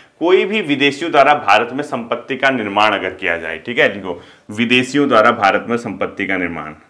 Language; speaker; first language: Hindi; native; Hindi